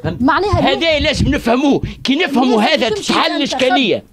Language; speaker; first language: Arabic; native; Arabic